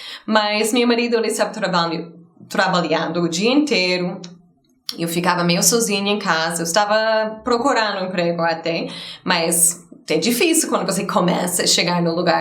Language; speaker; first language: Portuguese; non-native, fluent; English